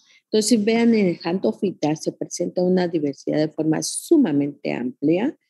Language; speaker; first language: Spanish; native; Spanish